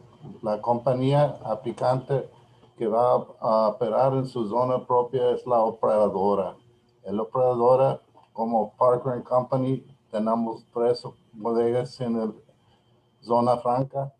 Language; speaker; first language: Spanish; non-native, learner; English